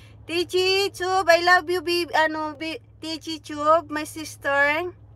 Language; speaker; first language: English; non-native, local second language; Cebuano